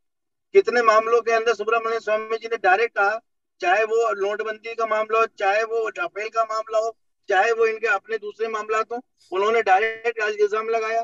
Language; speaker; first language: Hindi; native; Hindi